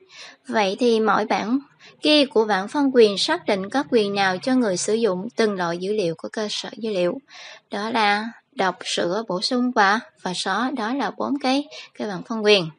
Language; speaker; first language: Vietnamese; native; Vietnamese